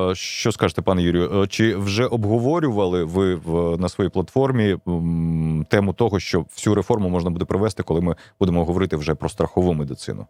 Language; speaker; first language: Ukrainian; native; Ukrainian